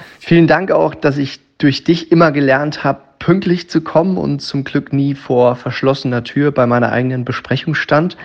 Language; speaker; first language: German; native; German